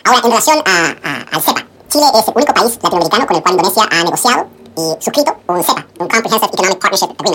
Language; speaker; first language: Spanish; native; Spanish